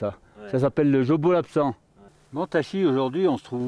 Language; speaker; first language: French; native; French